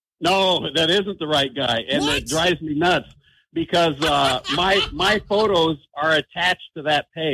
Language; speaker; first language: English; native; English